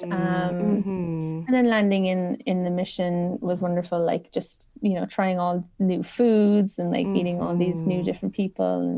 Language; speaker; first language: English; native; English